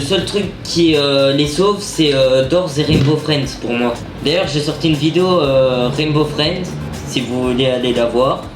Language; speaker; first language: French; native; French